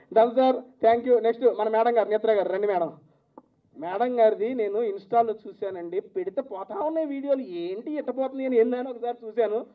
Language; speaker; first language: Telugu; native; Telugu